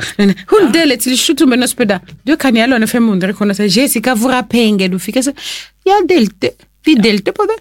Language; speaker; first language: Norwegian; non-native, fluent; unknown